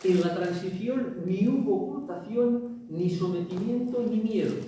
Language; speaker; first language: Spanish; non-native, local second language; Catalan